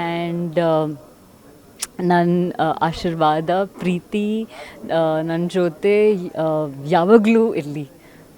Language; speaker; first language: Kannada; non-native, learner; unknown